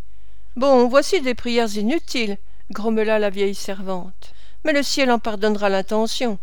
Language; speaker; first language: French; native; French